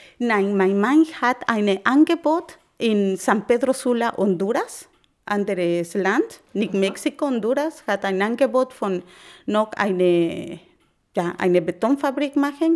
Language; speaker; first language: German; non-native, learner; Spanish